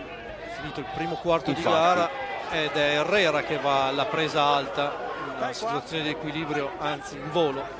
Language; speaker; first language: Italian; native; Italian